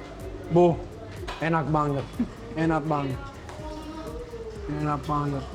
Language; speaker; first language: Indonesian; non-native, learner; Italian